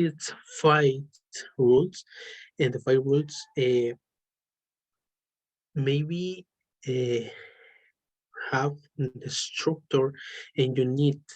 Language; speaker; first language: English; non-native, learner; Spanish